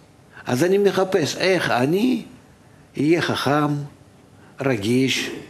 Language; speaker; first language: Hebrew; non-native, fluent; Russian